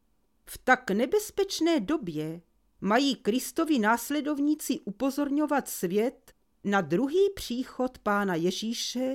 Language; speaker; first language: Czech; native; Czech